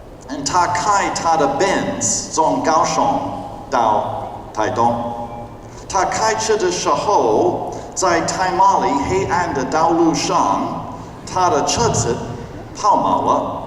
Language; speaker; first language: Chinese; non-native, fluent; English